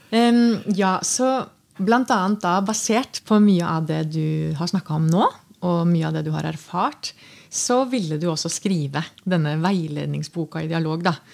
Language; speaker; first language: Norwegian; native; Norwegian